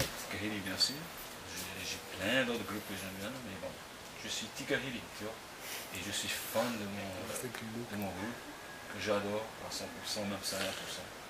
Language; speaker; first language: French; non-native, local second language; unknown